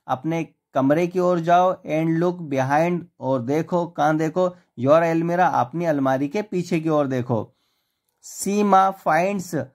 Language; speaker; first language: Hindi; native; Hindi